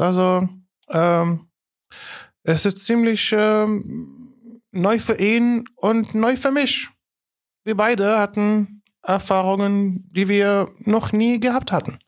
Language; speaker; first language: German; non-native, fluent; Arabic